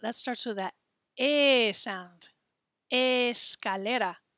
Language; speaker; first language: English; native; English